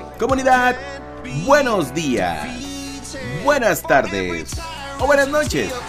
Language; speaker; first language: Spanish; native; Spanish